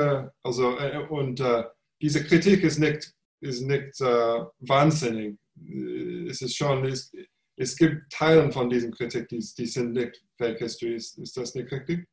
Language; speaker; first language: German; non-native, fluent; English